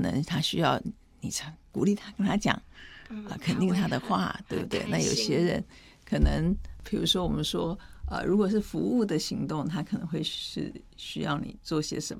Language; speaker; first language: Chinese; native; Chinese